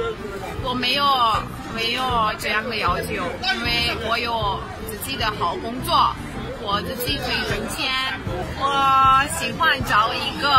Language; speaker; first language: Chinese; non-native, fluent; Hungarian